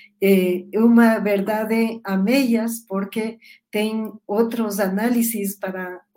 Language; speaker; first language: Portuguese; non-native, learner; Spanish